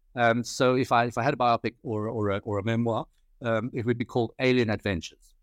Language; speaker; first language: English; native; English